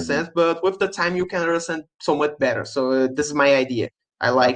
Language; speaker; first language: English; non-native, learner; Portuguese